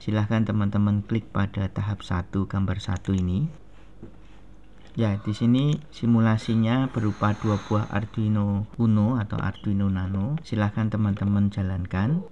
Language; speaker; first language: Indonesian; native; Indonesian